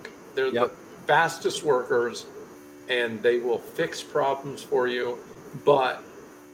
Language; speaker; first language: English; native; English